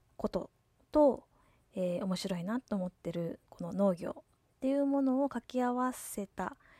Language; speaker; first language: Japanese; native; Japanese